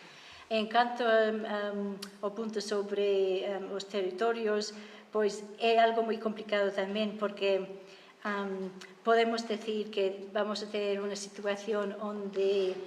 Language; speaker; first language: Galician; non-native, fluent; English